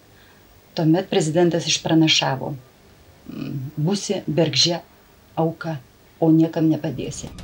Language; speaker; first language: Lithuanian; native; Lithuanian